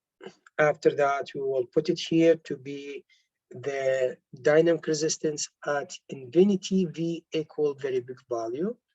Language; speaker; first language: English; non-native, local second language; Arabic